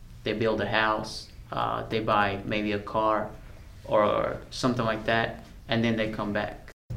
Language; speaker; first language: English; early bilingual, other home language; Spanish